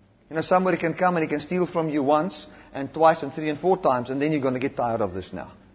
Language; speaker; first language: English; non-native, local second language; Afrikaans